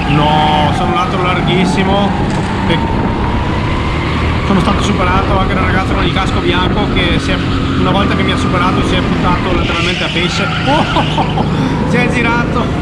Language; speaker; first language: Italian; native; Italian